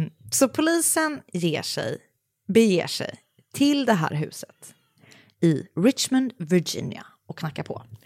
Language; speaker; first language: Swedish; native; Swedish